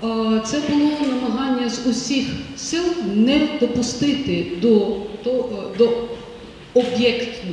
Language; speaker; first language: Ukrainian; native; Ukrainian